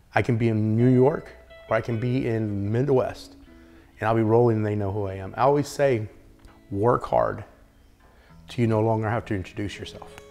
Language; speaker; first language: English; native; English